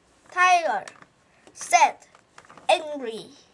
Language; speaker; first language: English; non-native, learner; Korean